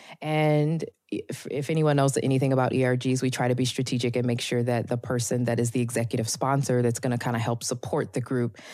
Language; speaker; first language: English; native; English